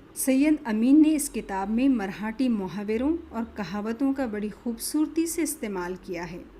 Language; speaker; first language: Urdu; native; Urdu